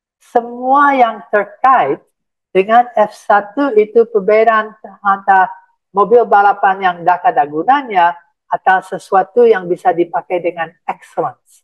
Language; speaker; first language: Indonesian; non-native, fluent; English